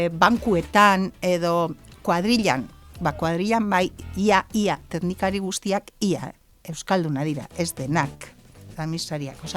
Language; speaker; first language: Basque; non-native, local second language; Spanish